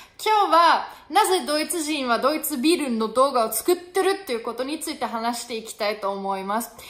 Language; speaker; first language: Japanese; non-native, fluent; German